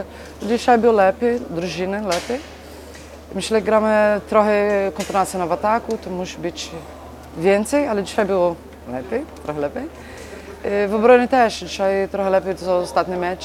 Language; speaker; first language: Polish; non-native, learner; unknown